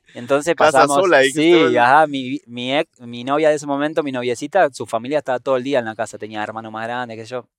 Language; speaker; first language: Spanish; native; Spanish